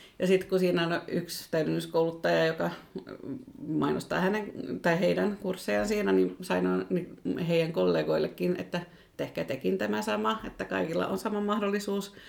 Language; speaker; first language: Finnish; non-native, local second language; Swedish